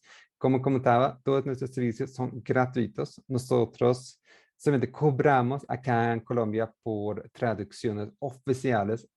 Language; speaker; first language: Spanish; non-native, fluent; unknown